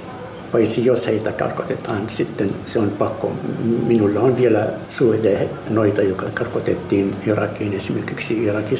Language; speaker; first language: Finnish; non-native, learner; Arabic